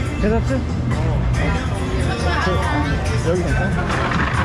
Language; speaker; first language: Korean; native; Korean